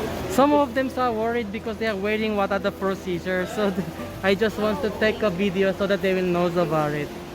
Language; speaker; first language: English; non-native, learner; Korean